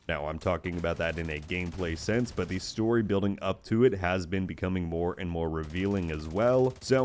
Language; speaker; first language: English; native; English